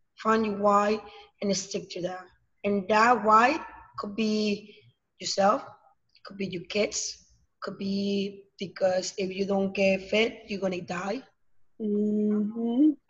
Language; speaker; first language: English; non-native, learner; Spanish